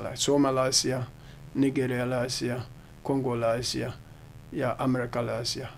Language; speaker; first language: Finnish; non-native, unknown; Akan